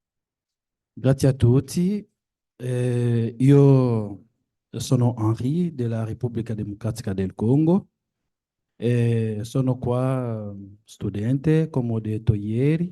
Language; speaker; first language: Italian; non-native, learner; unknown